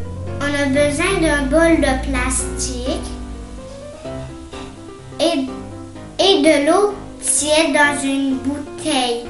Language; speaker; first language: French; non-native, learner; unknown